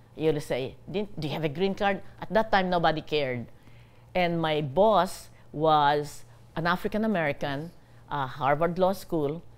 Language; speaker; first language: English; non-native, local second language; Bikol